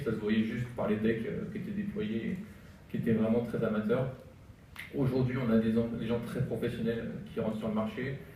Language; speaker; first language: French; native; French